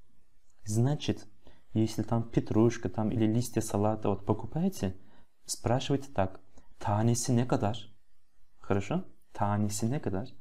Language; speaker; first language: Russian; non-native, fluent; Turkish